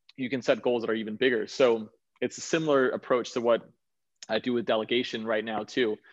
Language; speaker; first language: English; early bilingual, other home language; Danish